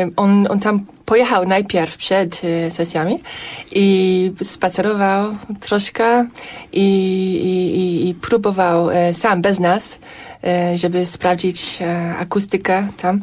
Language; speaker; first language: Polish; non-native, fluent; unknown